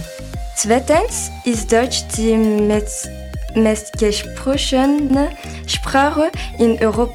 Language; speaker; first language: German; non-native, learner; Malagasy